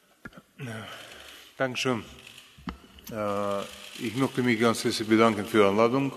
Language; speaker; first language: German; non-native, fluent; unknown